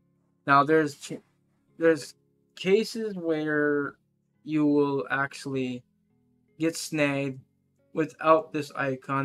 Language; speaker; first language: English; native; English